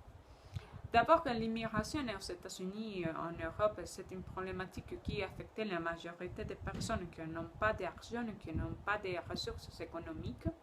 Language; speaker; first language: French; non-native, learner; Spanish